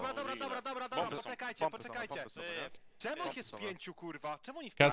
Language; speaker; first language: Polish; native; Polish